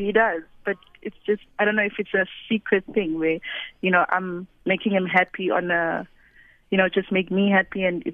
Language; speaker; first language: English; non-native, local second language; Swati